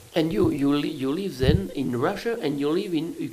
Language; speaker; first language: English; non-native, learner; French